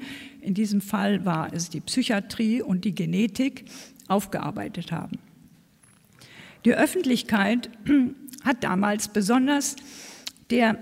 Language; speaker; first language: German; native; German